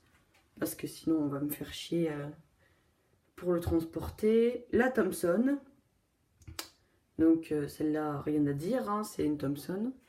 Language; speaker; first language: French; native; French